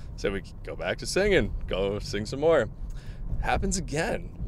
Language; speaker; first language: English; native; English